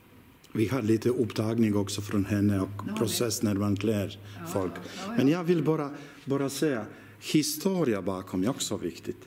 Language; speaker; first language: Swedish; non-native, learner; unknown